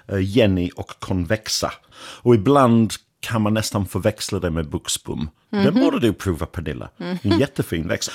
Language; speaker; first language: Swedish; non-native, fluent; English